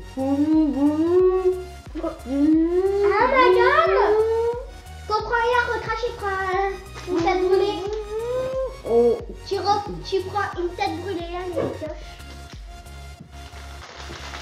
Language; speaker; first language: French; native; French